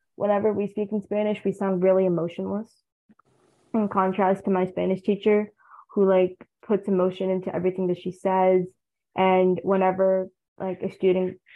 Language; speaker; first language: English; early bilingual, other home language; Tamil